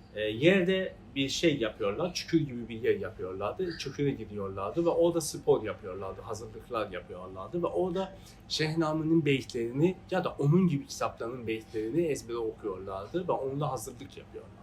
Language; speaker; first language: Turkish; non-native, fluent; Persian